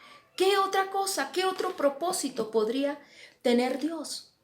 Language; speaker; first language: Spanish; native; Spanish